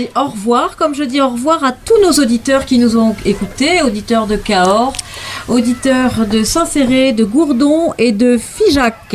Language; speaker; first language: French; native; French